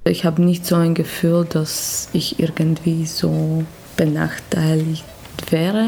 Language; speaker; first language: German; non-native, fluent; Slovak